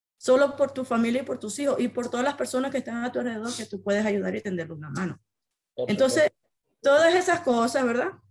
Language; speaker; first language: Spanish; native; Spanish